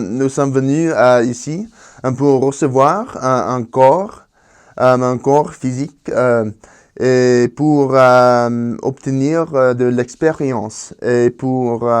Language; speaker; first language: French; non-native, fluent; Spanish